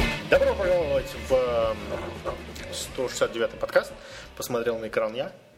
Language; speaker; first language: Russian; native; Russian